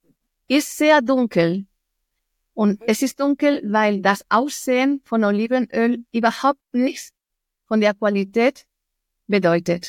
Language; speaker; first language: German; non-native, fluent; Spanish